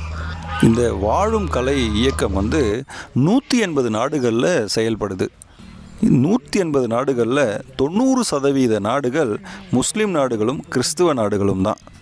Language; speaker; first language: Tamil; native; Tamil